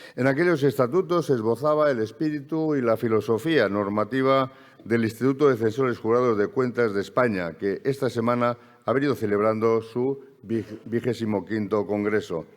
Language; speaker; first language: Spanish; native; Spanish